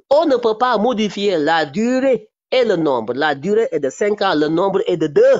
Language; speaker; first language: French; non-native, local second language; Wolof